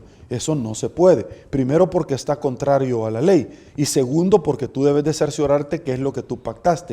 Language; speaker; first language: Spanish; native; Spanish